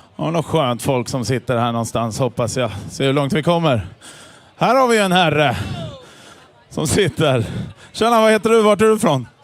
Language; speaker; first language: Swedish; native; Swedish